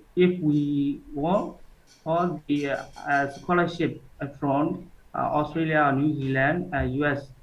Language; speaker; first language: English; non-native, learner; Burmese